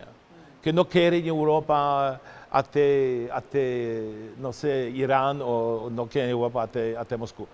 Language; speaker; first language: Portuguese; non-native, fluent; Polish